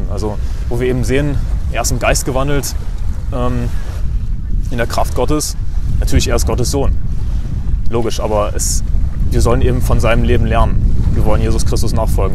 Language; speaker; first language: German; native; German